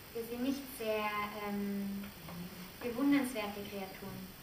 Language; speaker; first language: German; native; German